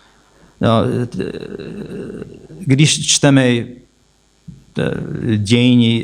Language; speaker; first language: Czech; non-native, fluent; English